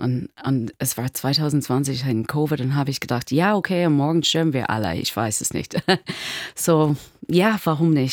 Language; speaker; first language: German; non-native, learner; English